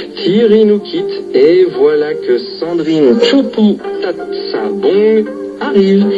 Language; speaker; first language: French; native; French